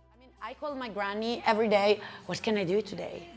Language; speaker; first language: English; non-native, fluent; Italian